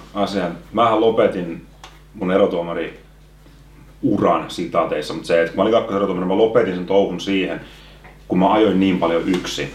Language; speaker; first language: Finnish; native; Finnish